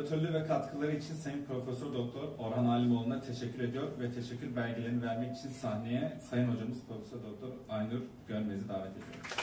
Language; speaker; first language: Turkish; native; Turkish